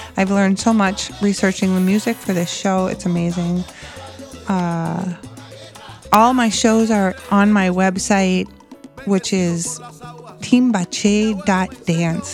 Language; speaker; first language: English; native; English